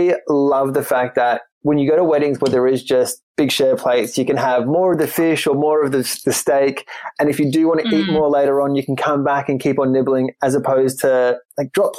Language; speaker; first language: English; native; English